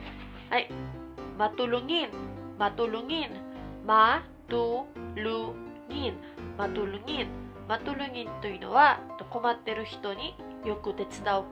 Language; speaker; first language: Japanese; non-native, local second language; Filipino